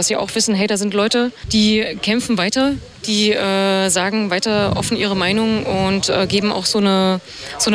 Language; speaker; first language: German; native; German